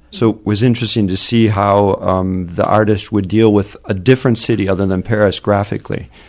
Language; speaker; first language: English; native; English